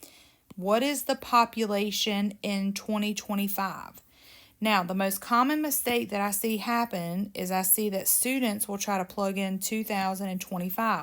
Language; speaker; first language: English; native; English